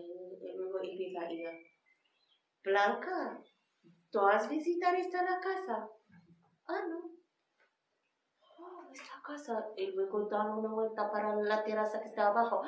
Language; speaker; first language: Spanish; non-native, learner; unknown